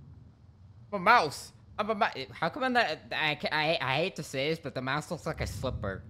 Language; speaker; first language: English; native; English